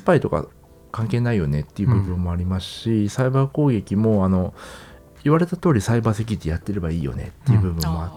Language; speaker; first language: Japanese; native; Japanese